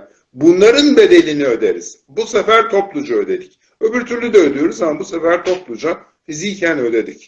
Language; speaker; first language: Turkish; native; Turkish